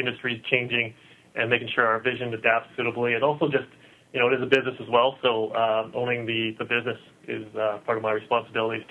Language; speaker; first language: English; native; English